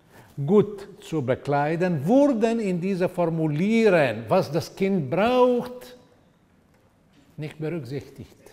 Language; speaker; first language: German; non-native, fluent; Portuguese